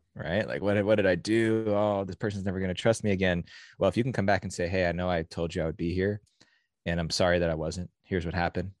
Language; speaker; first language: English; native; English